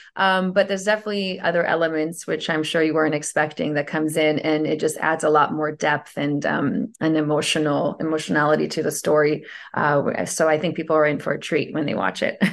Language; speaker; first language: English; early bilingual, other home language; Persian